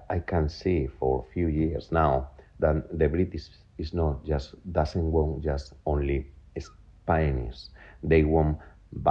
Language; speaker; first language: English; non-native, fluent; Spanish